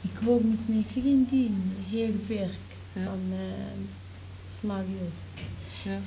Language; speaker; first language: Dutch; non-native, learner; Arabic